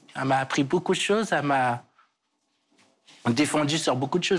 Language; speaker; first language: French; early bilingual, other home language; Portuguese